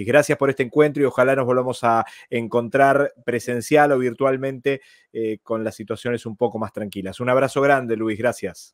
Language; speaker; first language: Spanish; native; Spanish